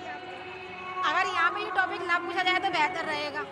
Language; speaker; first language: Hindi; native; Hindi